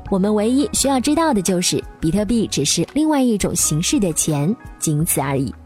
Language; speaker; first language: Chinese; native; Chinese